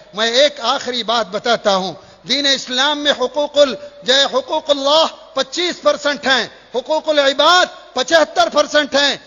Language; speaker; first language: Urdu; native; Urdu